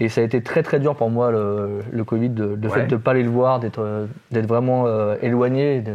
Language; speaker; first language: French; native; French